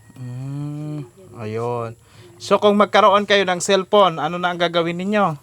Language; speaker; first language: Filipino; native; Filipino